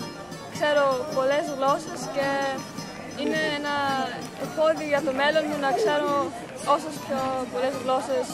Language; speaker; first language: Greek; early bilingual, heritage; Greek